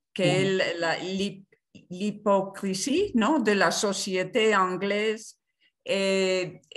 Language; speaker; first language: French; non-native, fluent; Spanish